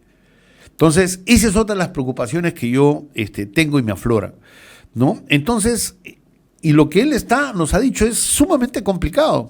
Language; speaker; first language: Spanish; native; Spanish